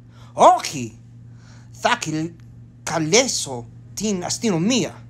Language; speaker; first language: Greek; non-native, learner; English